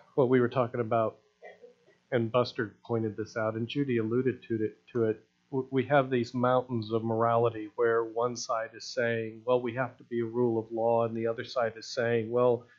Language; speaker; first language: English; native; English